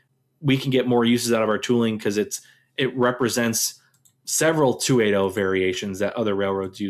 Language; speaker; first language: English; native; English